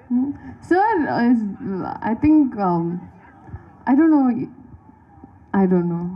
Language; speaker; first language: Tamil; non-native, learner; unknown